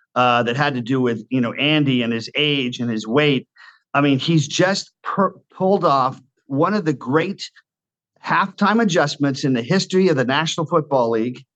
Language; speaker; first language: English; native; English